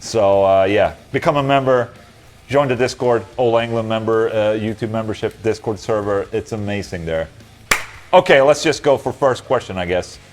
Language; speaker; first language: English; non-native, fluent; Swedish